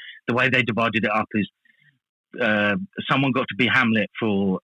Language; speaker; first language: English; native; English